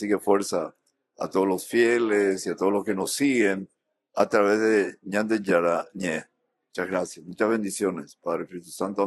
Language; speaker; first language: Spanish; native; Spanish